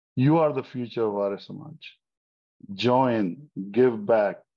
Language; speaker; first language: English; non-native, local second language; Hindi